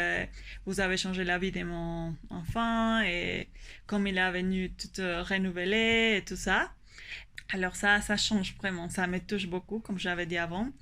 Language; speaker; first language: French; non-native, fluent; Spanish